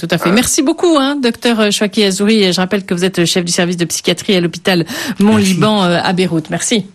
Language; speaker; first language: French; native; French